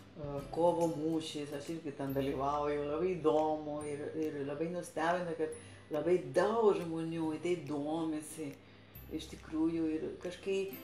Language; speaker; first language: Lithuanian; non-native, fluent; Spanish